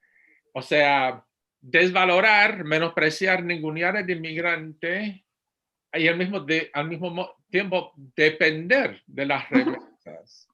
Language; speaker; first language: Spanish; non-native, fluent; English